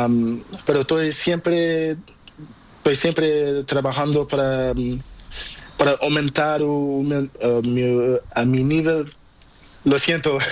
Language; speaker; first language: Spanish; non-native, learner; Portuguese